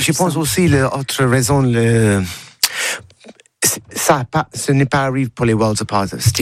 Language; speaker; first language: French; non-native, learner; English